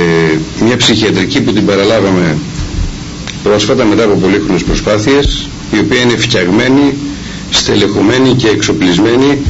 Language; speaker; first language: Greek; native; Greek